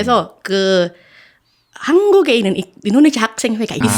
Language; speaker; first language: Korean; non-native, fluent; Indonesian